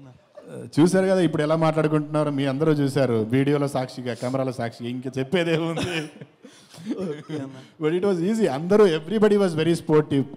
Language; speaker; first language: Telugu; native; Telugu